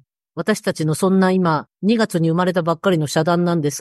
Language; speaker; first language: Japanese; native; Japanese